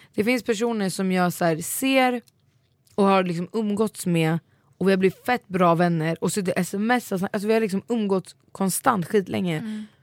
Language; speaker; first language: Swedish; native; Swedish